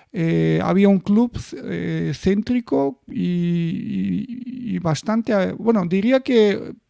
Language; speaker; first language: Spanish; non-native, fluent; Bulgarian